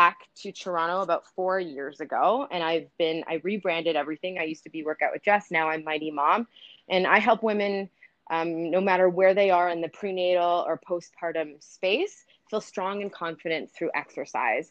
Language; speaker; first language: English; native; English